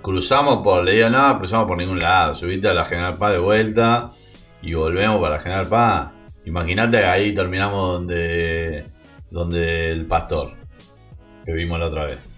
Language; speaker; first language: Spanish; native; Spanish